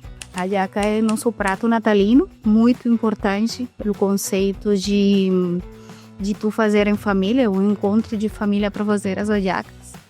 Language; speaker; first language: Portuguese; non-native, fluent; Spanish